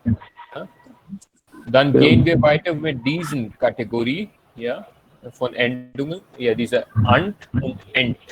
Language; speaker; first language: German; non-native, fluent; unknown